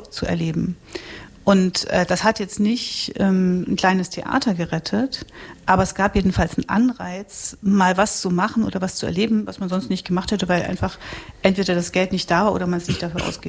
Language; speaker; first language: German; native; German